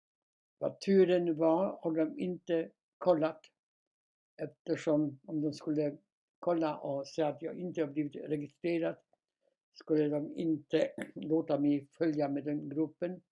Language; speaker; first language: Swedish; non-native, fluent; Polish